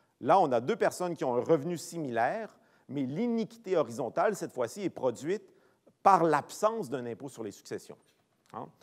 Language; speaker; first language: French; native; French